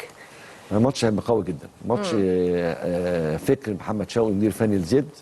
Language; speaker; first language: Arabic; native; Arabic